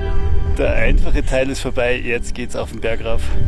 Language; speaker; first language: German; native; German